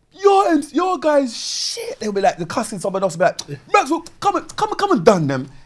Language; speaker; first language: English; native; English